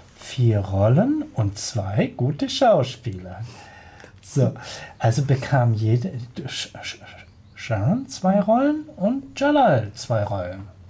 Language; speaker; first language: German; native; German